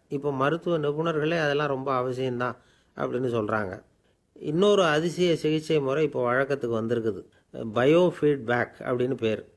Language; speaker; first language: Tamil; native; Tamil